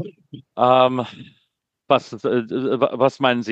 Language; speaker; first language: German; non-native, learner; English